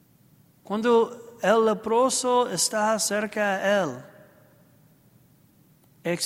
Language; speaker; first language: Spanish; non-native, learner; English